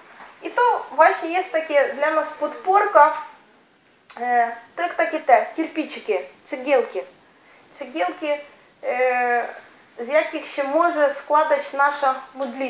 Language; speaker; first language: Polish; non-native, fluent; Ukrainian